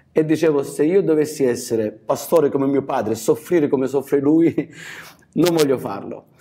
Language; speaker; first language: Italian; native; Italian